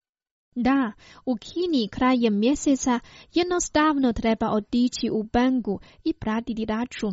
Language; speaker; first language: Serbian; non-native, fluent; Chinese